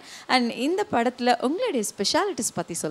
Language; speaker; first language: Tamil; native; Tamil